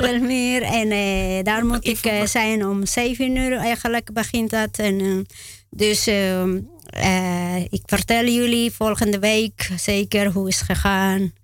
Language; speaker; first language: Dutch; non-native, learner; Spanish